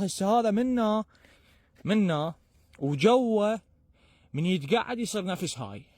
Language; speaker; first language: Arabic; native; Arabic